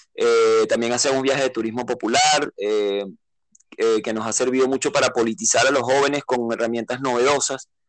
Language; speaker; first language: Spanish; native; Spanish